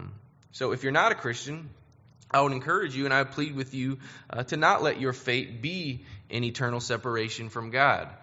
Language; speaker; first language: English; native; English